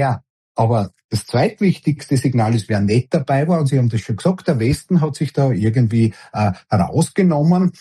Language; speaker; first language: German; native; German